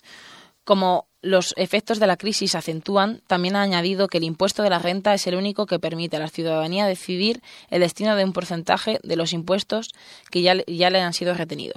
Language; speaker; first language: Spanish; native; Spanish